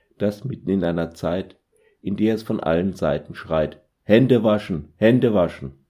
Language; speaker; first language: German; native; German